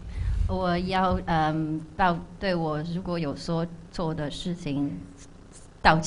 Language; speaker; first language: Chinese; early bilingual, heritage; Chinese